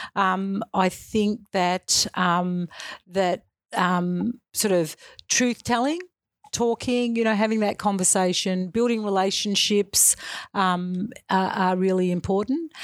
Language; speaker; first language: English; native; English